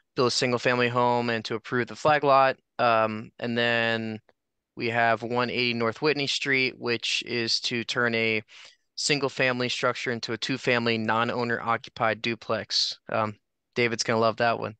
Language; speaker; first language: English; native; English